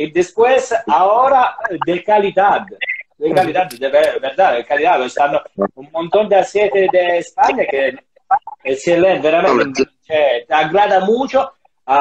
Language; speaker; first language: Spanish; non-native, learner; Italian